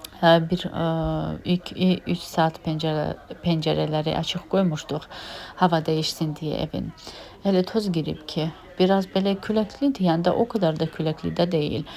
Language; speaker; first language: Azerbaijani; non-native, fluent; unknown